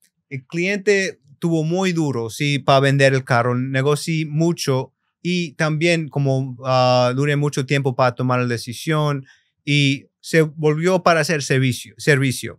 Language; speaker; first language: Spanish; early bilingual, other home language; English